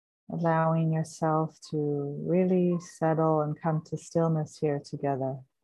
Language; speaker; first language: English; native; English